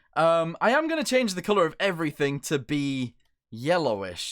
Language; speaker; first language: English; native; English